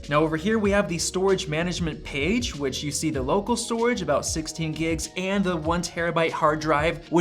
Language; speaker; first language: English; native; English